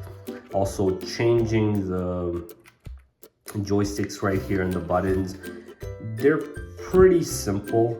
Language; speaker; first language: English; native; English